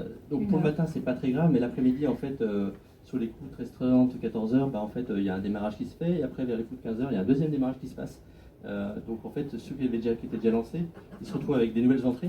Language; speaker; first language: French; native; French